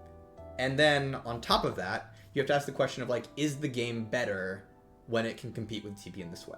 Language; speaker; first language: English; native; English